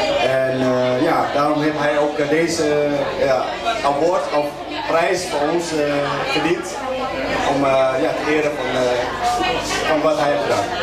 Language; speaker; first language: Dutch; non-native, learner; Thai